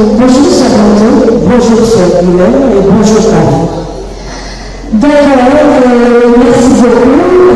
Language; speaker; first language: French; non-native, local second language; Haitian Creole